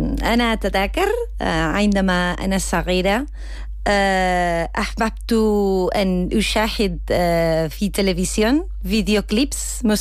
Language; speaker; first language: Arabic; non-native, learner; Spanish